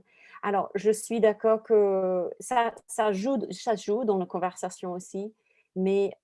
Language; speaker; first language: French; non-native, fluent; English